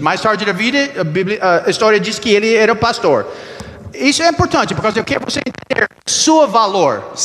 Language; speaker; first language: Portuguese; non-native, learner; English